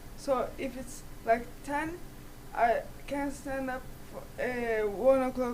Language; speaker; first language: English; non-native, learner; Turkish